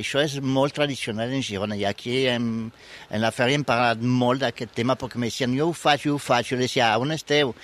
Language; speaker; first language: Catalan; non-native, fluent; French